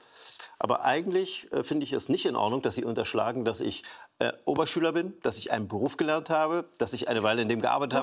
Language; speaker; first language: German; native; German